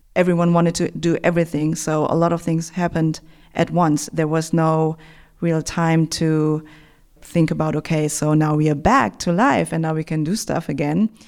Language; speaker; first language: English; non-native, fluent; German